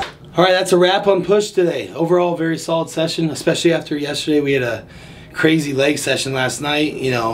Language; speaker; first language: English; native; English